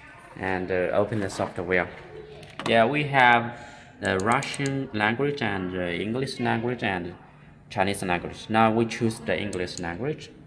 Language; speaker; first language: English; non-native, learner; Chinese